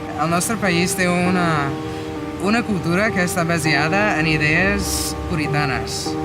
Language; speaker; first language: Catalan; non-native, fluent; English